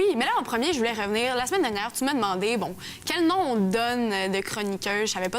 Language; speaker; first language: French; native; French